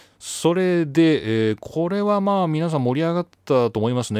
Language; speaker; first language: Japanese; native; Japanese